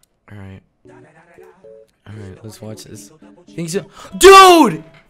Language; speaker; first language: English; native; English